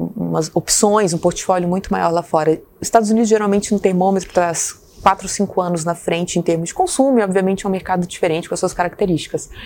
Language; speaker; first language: Portuguese; native; Portuguese